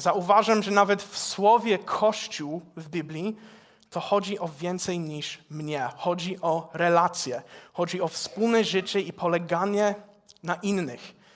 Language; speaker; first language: Polish; non-native, fluent; English